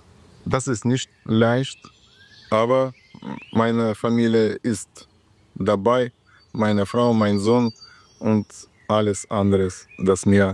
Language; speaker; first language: German; non-native, learner; Ukrainian